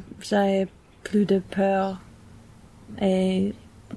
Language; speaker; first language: French; non-native, learner; English